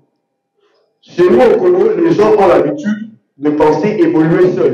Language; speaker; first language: French; non-native, local second language; Lingala